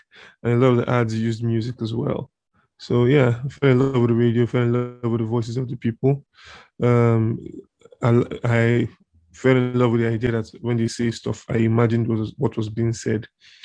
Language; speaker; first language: English; non-native, local second language; Igbo